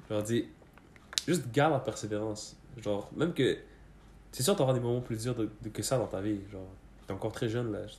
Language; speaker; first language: French; early bilingual, other home language; Persian